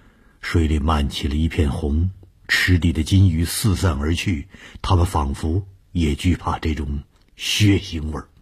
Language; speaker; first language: Chinese; native; Chinese